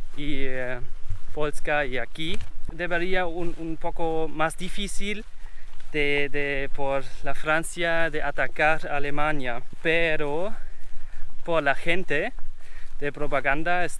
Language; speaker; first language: Spanish; non-native, learner; German